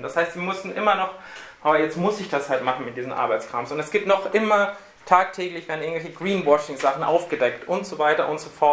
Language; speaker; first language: German; native; German